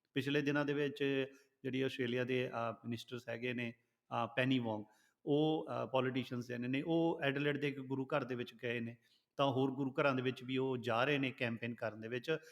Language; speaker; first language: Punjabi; native; Punjabi